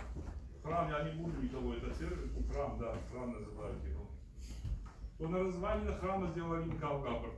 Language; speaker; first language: Russian; native; Russian